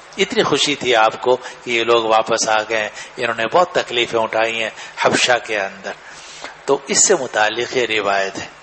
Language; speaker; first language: Urdu; native; Urdu